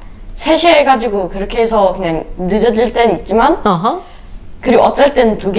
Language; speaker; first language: Korean; early bilingual, other home language; English